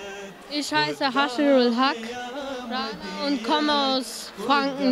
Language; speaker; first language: German; early bilingual, other home language; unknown